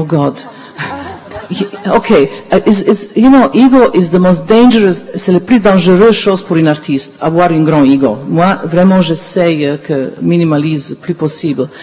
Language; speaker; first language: French; non-native, learner; Serbian